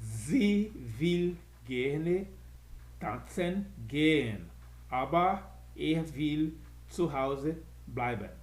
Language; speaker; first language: German; non-native, fluent; Portuguese